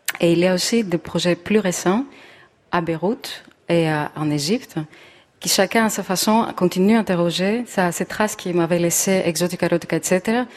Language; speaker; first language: French; non-native, fluent; Greek